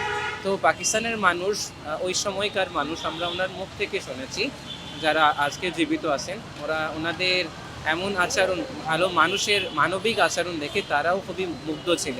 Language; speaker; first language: Bangla; non-native, fluent; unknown